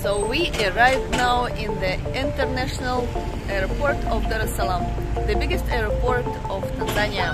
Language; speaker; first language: English; non-native, fluent; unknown